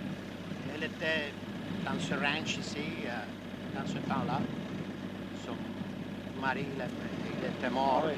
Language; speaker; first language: French; non-native, local second language; Basque